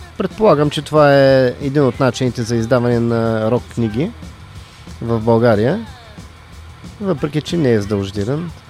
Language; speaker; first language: Bulgarian; native; Bulgarian